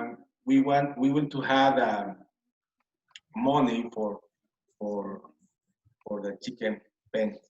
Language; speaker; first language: English; non-native, learner; Spanish